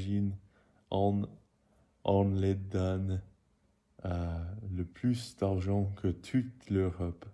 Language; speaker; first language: French; non-native, learner; English